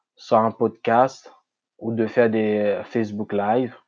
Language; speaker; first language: French; non-native, local second language; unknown